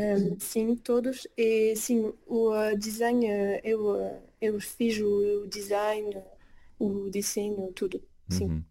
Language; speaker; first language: Portuguese; early bilingual, heritage; French